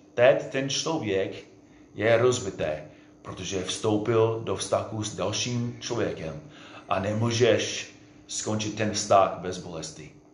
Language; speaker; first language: Czech; non-native, fluent; English